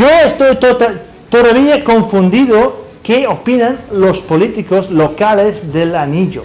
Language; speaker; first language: Spanish; non-native, fluent; English